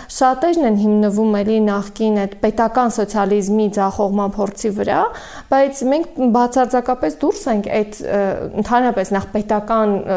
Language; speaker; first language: Armenian; native; Armenian